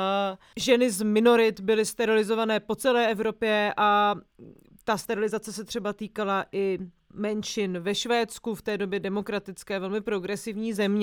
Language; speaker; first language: Czech; native; Czech